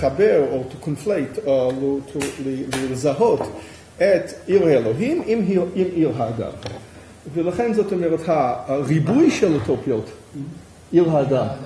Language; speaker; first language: Hebrew; non-native, fluent; English